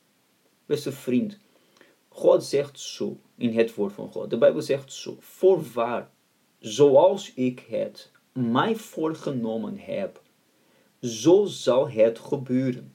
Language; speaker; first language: Dutch; non-native, fluent; Portuguese